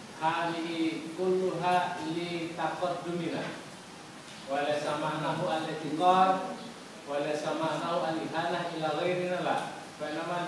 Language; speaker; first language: Arabic; non-native, learner; Indonesian